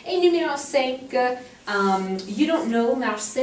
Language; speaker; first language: French; non-native, fluent; English